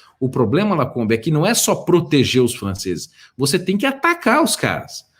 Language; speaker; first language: Portuguese; native; Portuguese